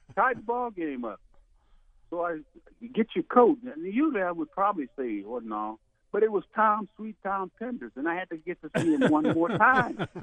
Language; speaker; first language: English; native; English